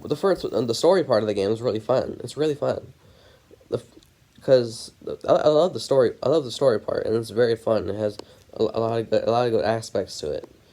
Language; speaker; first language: English; native; English